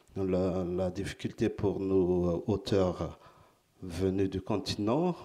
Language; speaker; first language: French; non-native, local second language; Malagasy